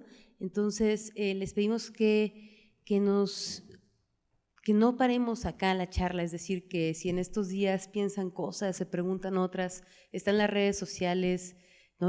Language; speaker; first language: Spanish; native; Spanish